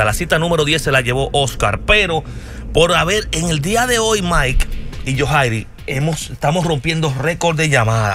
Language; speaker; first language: Spanish; native; Spanish